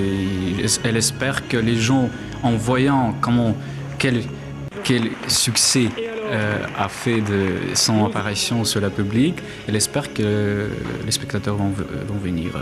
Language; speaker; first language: French; non-native, learner; Russian